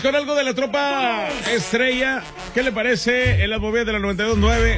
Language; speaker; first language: Spanish; native; Spanish